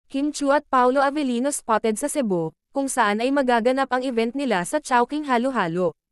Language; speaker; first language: Filipino; native; Filipino